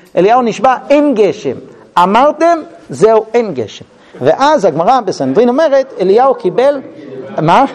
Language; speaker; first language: Hebrew; non-native, fluent; English